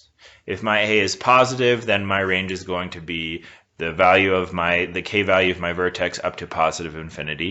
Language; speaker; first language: English; native; English